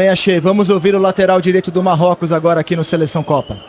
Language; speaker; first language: Portuguese; native; Portuguese